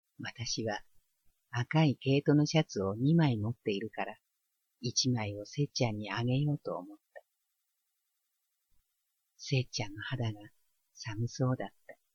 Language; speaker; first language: Japanese; native; Japanese